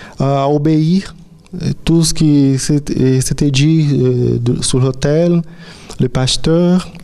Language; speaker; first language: French; non-native, fluent; Portuguese